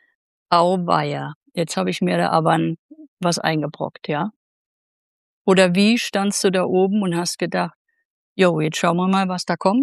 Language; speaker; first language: German; native; German